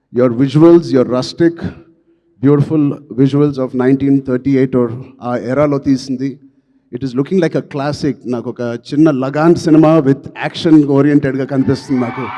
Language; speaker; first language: Telugu; native; Telugu